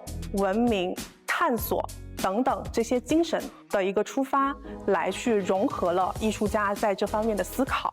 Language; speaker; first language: Chinese; native; Chinese